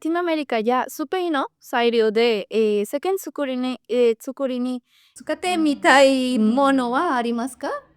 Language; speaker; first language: Japanese; non-native, learner; Spanish